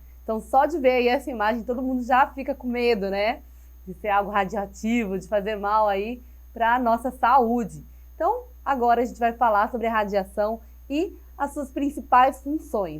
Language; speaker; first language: Portuguese; native; Portuguese